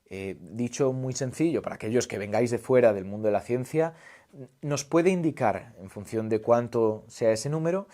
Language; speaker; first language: Spanish; native; Spanish